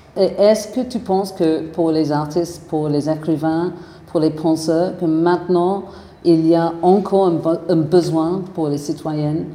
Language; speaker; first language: French; non-native, fluent; English